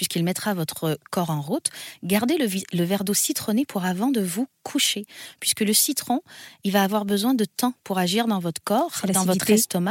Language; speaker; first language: French; native; French